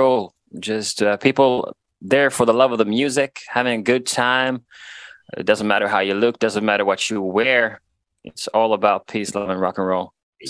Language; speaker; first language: English; non-native, fluent; Swedish